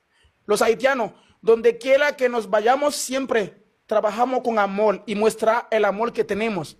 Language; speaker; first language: Spanish; non-native, fluent; Haitian Creole